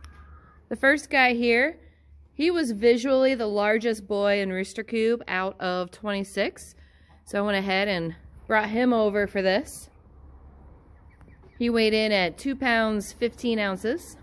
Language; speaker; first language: English; native; English